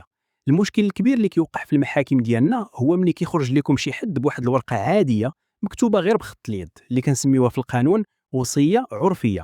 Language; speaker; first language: Arabic; native; Arabic